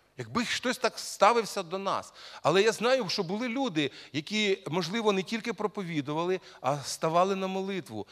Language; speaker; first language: Ukrainian; non-native, local second language; Russian